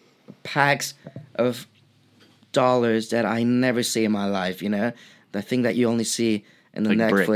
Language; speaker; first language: English; non-native, fluent; Spanish